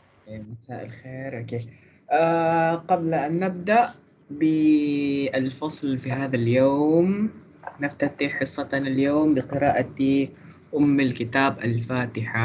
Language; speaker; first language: Arabic; non-native, fluent; Malay